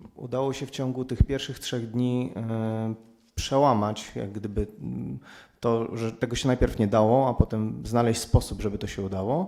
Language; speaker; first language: Polish; native; Polish